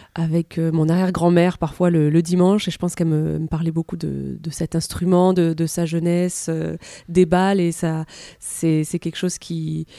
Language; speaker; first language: French; native; French